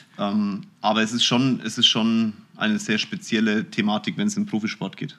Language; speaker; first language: German; native; German